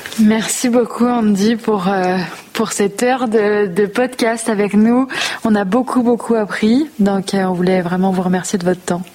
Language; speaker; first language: French; native; French